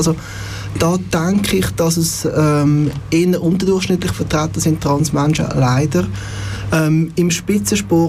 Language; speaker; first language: German; native; German